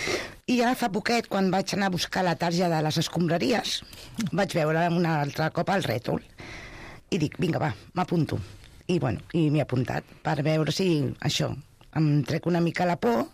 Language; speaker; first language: Catalan; non-native, local second language; Spanish